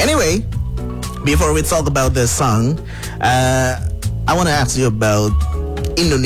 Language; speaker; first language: English; non-native, learner; Indonesian